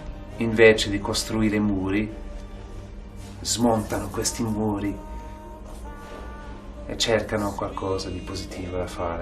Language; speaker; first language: Italian; non-native, fluent; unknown